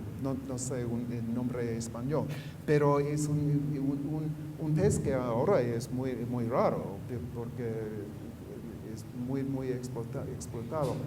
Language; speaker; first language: Spanish; non-native, fluent; English